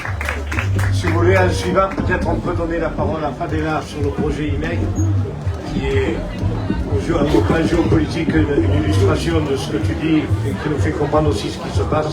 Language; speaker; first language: French; native; French